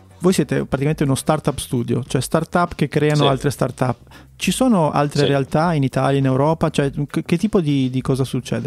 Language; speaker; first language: Italian; native; Italian